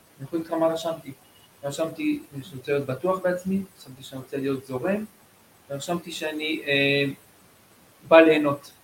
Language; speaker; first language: Hebrew; native; Hebrew